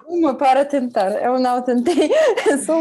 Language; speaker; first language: Portuguese; non-native, fluent; Russian